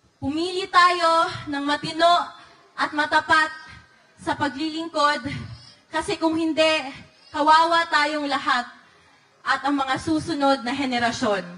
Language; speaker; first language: Filipino; non-native, local second language; Chavacano